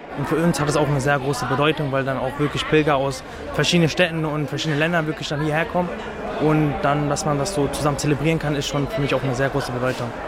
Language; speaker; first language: German; early bilingual, other home language; Tamil